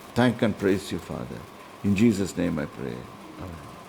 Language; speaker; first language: English; non-native, local second language; Tamil